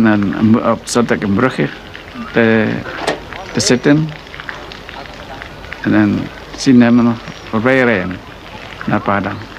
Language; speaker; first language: Dutch; non-native, local second language; Indonesian